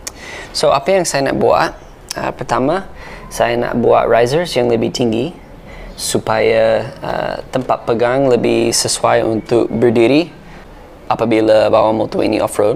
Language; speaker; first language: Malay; non-native, fluent; English